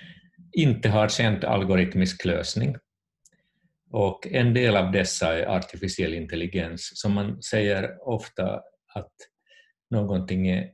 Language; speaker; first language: Swedish; non-native, fluent; Finnish